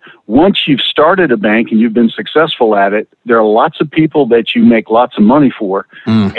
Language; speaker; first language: English; native; English